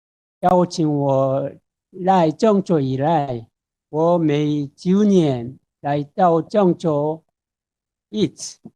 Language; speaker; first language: Chinese; non-native, fluent; Korean